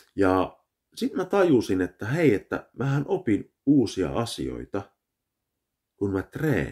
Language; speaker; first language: Finnish; early bilingual, heritage; Finnish